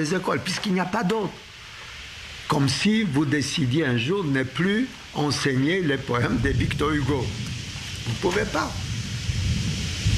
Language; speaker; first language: French; non-native, fluent; Polish